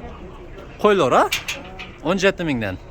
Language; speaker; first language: Kyrgyz; non-native, local second language; Uzbek